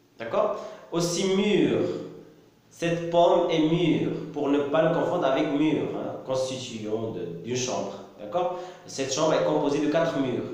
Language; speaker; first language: French; non-native, local second language; Arabic